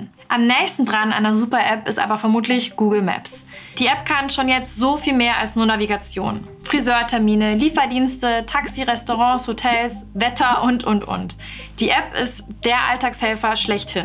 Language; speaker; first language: German; native; German